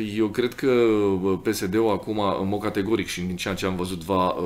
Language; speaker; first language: Romanian; native; Romanian